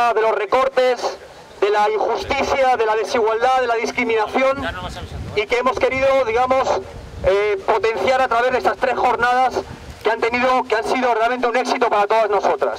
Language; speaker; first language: Spanish; native; Spanish